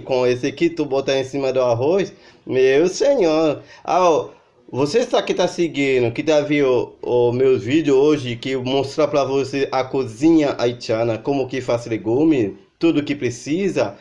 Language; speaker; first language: Portuguese; non-native, learner; Haitian Creole